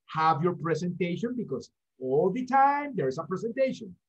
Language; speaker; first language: English; non-native, fluent; Spanish